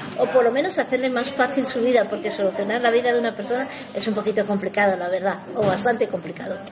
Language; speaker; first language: Spanish; native; Spanish